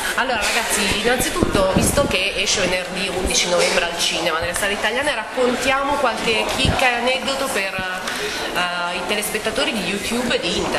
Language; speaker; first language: Italian; native; Italian